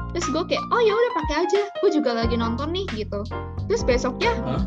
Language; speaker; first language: Indonesian; non-native, local second language; Chinese